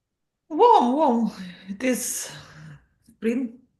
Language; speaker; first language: English; non-native, learner; Russian